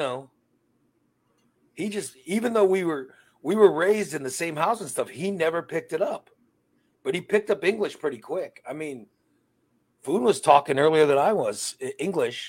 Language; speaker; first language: English; early bilingual, other home language; Spanish